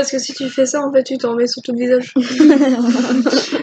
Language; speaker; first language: French; native; French